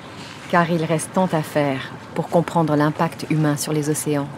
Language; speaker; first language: French; native; French